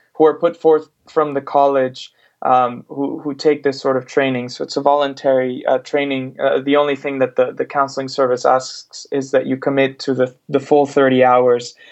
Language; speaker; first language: English; non-native, fluent; Spanish